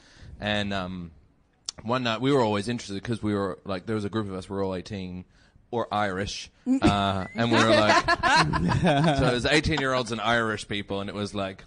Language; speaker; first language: English; native; English